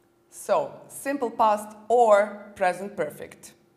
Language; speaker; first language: English; non-native, fluent; Serbian